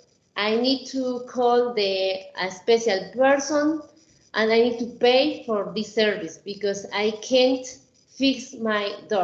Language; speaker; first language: English; non-native, fluent; Spanish